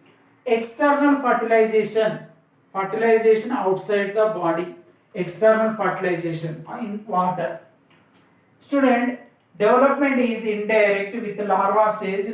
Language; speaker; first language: English; non-native, local second language; Telugu